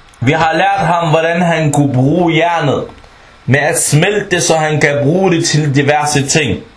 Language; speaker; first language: Danish; non-native, fluent; Arabic